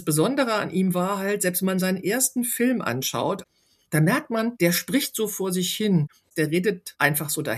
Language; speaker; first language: German; native; German